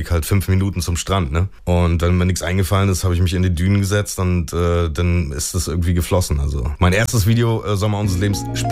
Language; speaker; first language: German; native; German